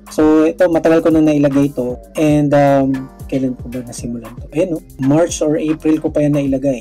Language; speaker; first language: Filipino; non-native, local second language; Cebuano